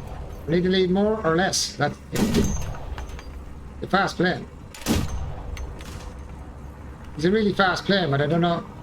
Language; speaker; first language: English; native; English